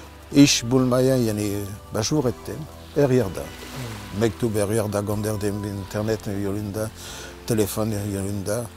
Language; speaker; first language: Turkish; non-native, learner; French